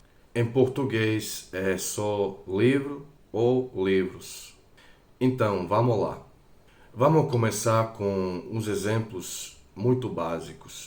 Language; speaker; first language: Portuguese; non-native, fluent; Croatian